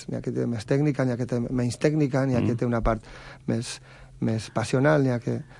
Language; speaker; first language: Catalan; native; Catalan